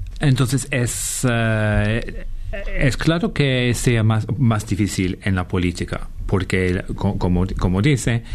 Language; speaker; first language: Spanish; non-native, fluent; English